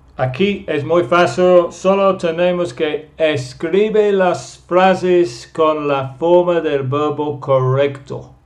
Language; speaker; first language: Spanish; non-native, fluent; English